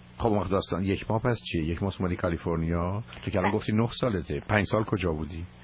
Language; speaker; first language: Persian; native; Persian